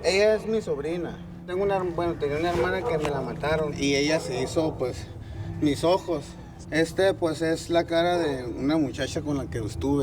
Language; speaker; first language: Spanish; native; Spanish